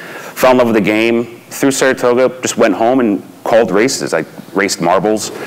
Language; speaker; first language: English; native; English